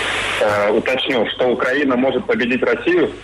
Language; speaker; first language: Russian; native; Russian